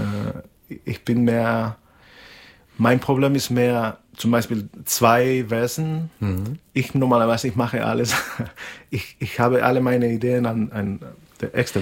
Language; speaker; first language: German; non-native, fluent; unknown